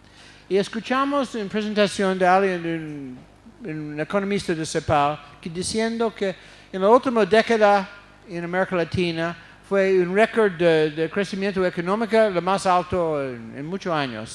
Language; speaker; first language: Spanish; non-native, fluent; English